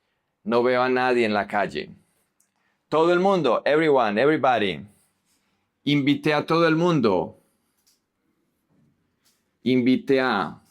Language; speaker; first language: Spanish; non-native, fluent; English